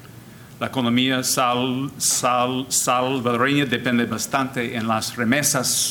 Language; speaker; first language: Spanish; non-native, fluent; English